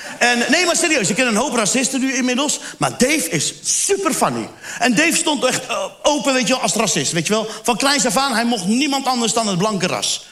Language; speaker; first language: Dutch; early bilingual, other home language; Turkish